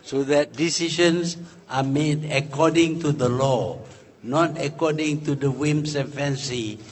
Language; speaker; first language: English; non-native, local second language; Malay